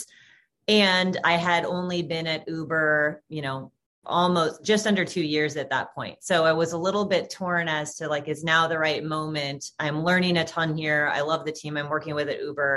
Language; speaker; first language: English; native; English